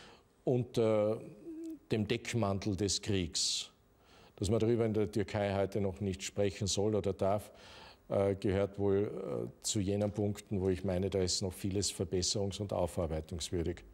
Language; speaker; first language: German; native; German